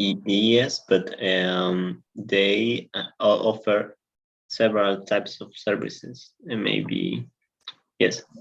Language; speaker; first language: English; non-native, learner; Spanish